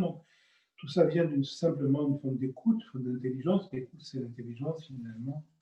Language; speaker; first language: French; native; French